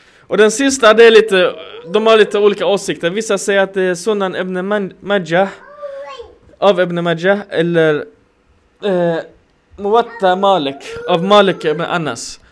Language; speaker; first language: Swedish; non-native, fluent; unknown